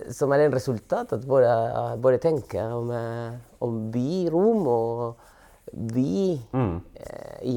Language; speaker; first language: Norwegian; non-native, fluent; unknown